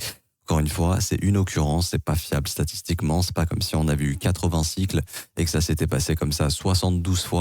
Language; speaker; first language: French; native; French